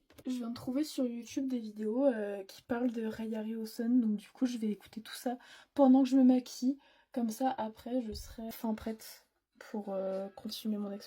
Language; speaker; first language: French; native; French